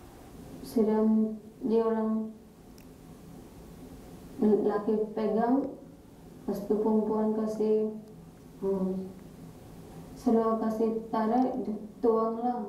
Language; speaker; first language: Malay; non-native, learner; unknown